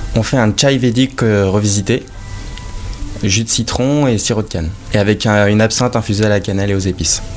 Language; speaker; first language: French; native; French